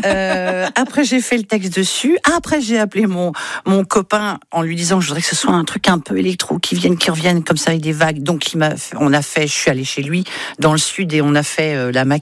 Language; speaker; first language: French; native; French